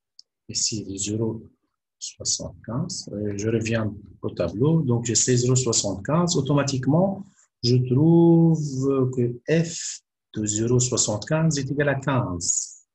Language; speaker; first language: French; non-native, local second language; Arabic